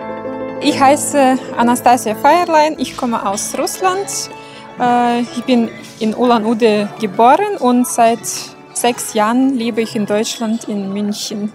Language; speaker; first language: German; non-native, fluent; Russian